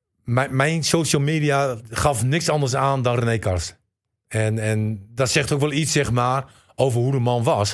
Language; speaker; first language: Dutch; native; Dutch